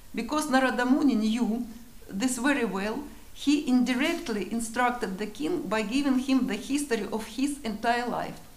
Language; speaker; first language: English; non-native, learner; Russian